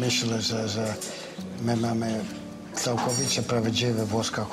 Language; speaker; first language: Polish; non-native, learner; Italian